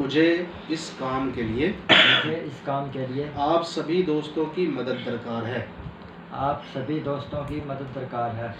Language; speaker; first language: Hindi; non-native, local second language; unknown